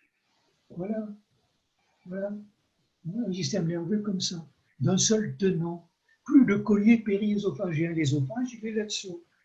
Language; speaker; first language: French; native; French